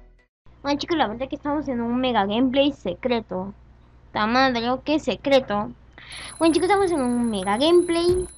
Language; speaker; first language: Spanish; native; Spanish